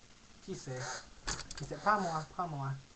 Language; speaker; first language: French; non-native, learner; English